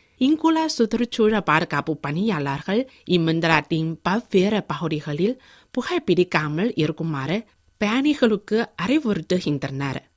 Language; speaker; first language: Tamil; non-native, fluent; Chinese